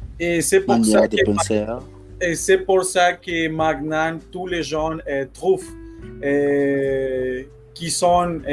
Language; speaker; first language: French; non-native, learner; Spanish